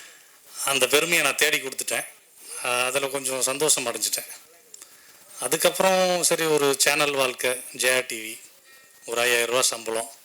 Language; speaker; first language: Tamil; native; Tamil